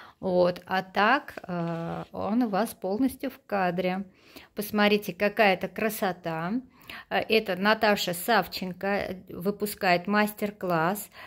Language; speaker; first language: Russian; non-native, local second language; Armenian